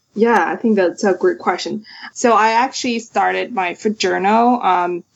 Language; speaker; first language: English; non-native, fluent; Chinese